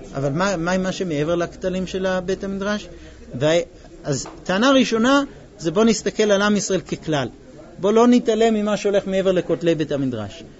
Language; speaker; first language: Hebrew; non-native, fluent; English